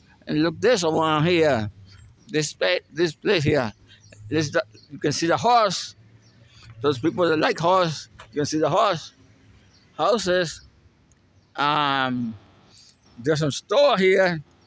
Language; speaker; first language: English; non-native, fluent; Spanish